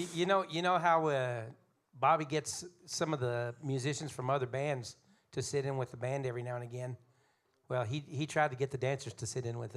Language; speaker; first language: English; native; English